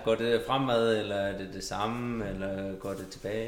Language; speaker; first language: Danish; native; Danish